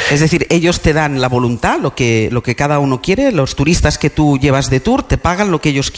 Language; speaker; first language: Spanish; native; Spanish